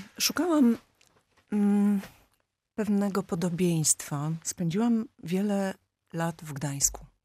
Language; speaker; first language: Polish; native; Polish